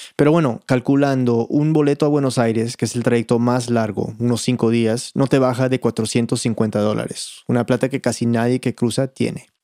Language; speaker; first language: Spanish; early bilingual, heritage; Spanish